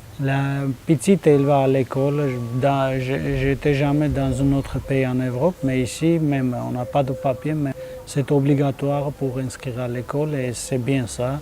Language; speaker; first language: French; non-native, learner; Armenian